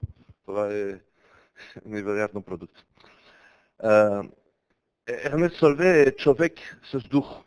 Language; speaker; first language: Bulgarian; non-native, learner; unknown